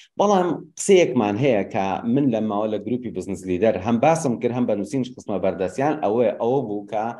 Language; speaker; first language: Central Kurdish; native; Central Kurdish